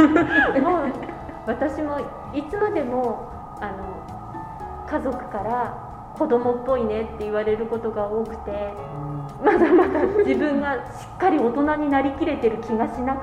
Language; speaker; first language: Japanese; native; Japanese